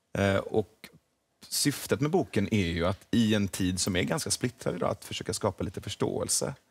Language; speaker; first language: Swedish; early bilingual, other home language; Persian